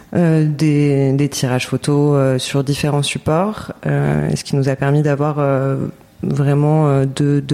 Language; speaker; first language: French; native; French